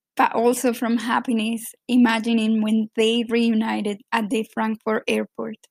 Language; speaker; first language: English; non-native, fluent; Spanish